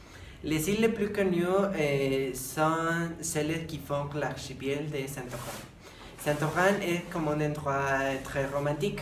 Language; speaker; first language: French; non-native, learner; Spanish